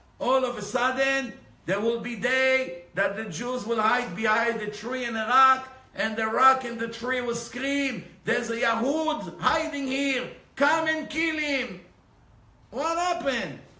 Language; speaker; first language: English; non-native, fluent; Hebrew